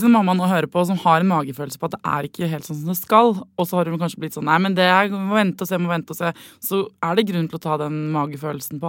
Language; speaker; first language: Norwegian; native; Norwegian